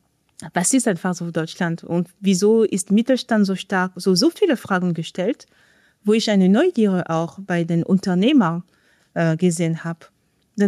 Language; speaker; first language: German; non-native, fluent; French